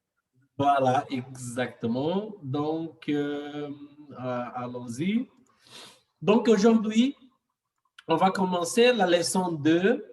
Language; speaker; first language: French; non-native, fluent; Portuguese